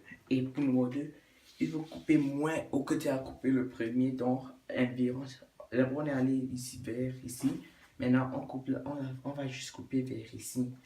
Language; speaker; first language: French; non-native, local second language; English